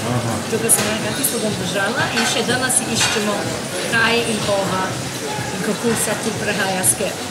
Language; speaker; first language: Slovenian; early bilingual, heritage; Slovenian